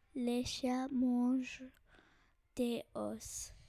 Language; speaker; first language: French; non-native, learner; Latvian